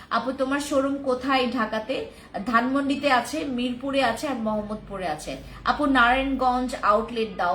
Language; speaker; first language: Bangla; non-native, local second language; Khasi